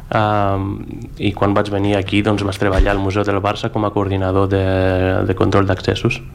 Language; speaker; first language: Catalan; non-native, fluent; Greek